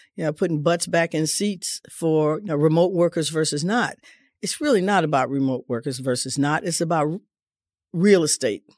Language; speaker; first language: English; native; English